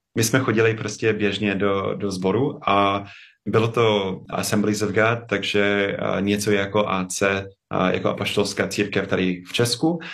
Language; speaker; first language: Czech; non-native, fluent; English